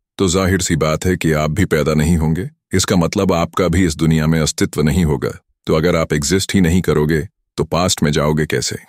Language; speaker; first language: Hindi; native; Hindi